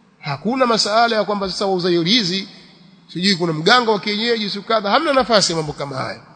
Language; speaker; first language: Swahili; native; Swahili